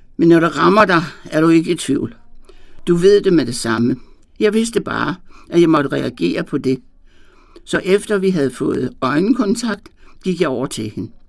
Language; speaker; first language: Danish; native; Danish